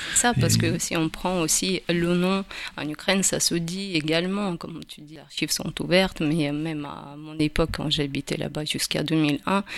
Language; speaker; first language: French; non-native, fluent; Ukrainian